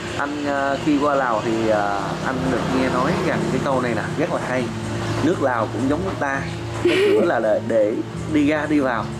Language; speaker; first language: Vietnamese; native; Vietnamese